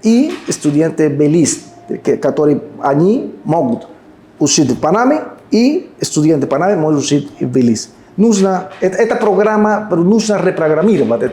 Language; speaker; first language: Russian; non-native, learner; Spanish